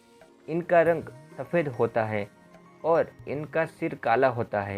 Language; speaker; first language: Hindi; native; Hindi